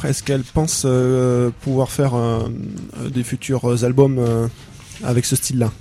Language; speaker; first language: French; native; French